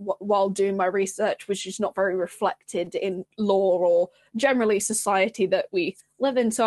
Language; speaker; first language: English; native; English